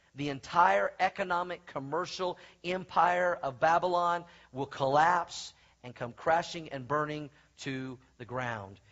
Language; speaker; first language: English; native; English